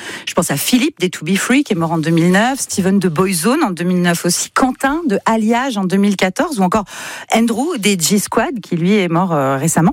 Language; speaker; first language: French; native; French